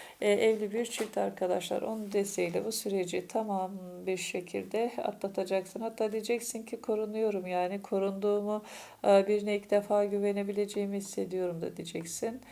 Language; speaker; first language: Turkish; native; Turkish